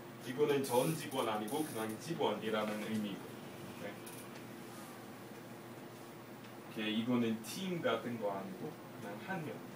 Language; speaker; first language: Korean; non-native, fluent; English